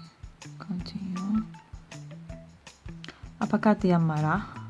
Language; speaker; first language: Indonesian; non-native, learner; Turkish